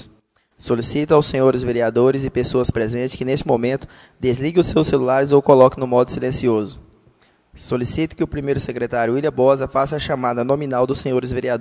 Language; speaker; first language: Portuguese; native; Portuguese